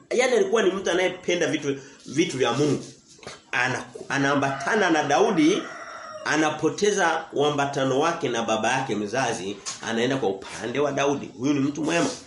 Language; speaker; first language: Swahili; native; Swahili